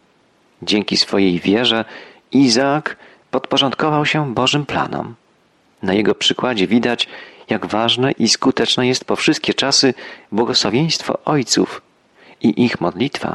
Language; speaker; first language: Polish; native; Polish